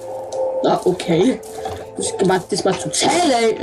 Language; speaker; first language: Danish; native; Danish